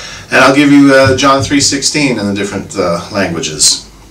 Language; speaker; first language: English; native; English